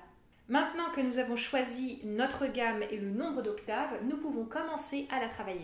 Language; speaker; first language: French; native; French